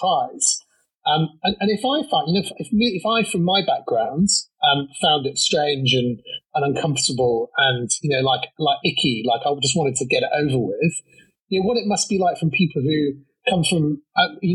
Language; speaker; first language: English; native; English